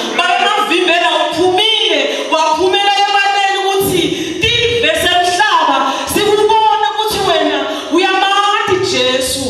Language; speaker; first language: Zulu; non-native, local second language; Swati